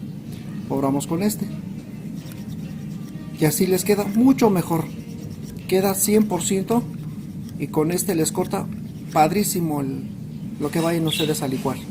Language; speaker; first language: Spanish; native; Spanish